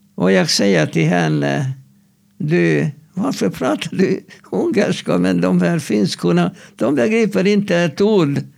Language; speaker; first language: Swedish; non-native, fluent; Hungarian